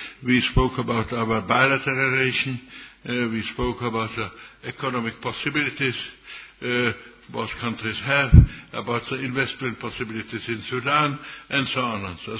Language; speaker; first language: English; non-native, fluent; German